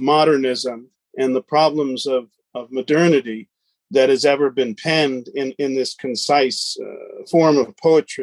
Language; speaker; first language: English; native; English